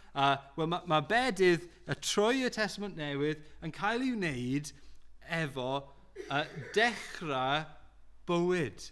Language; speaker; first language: Welsh; non-native, local second language; English